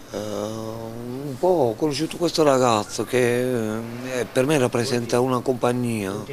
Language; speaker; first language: Italian; native; Italian